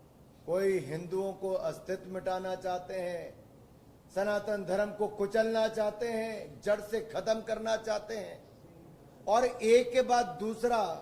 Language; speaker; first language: Hindi; native; Hindi